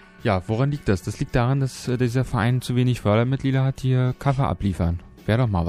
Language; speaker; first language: German; native; German